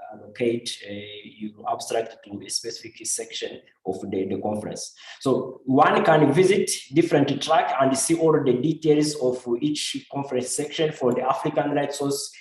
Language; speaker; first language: English; non-native, local second language; Kinyarwanda